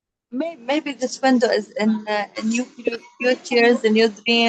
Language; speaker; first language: English; non-native, learner; Arabic